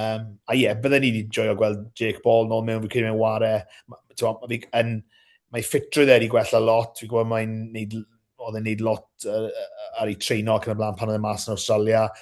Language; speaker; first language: Welsh; native; Welsh